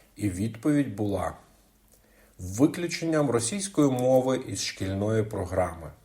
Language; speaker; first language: Ukrainian; non-native, local second language; Russian